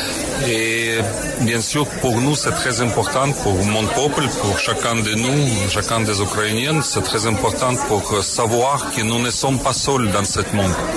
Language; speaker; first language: French; non-native, fluent; Ukrainian